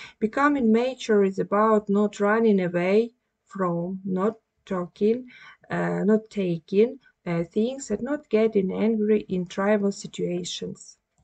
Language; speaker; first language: English; non-native, fluent; Ukrainian